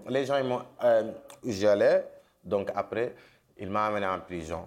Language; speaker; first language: French; non-native, local second language; Wolof